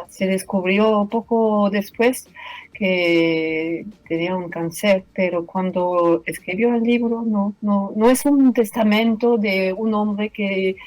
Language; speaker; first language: Spanish; non-native, fluent; French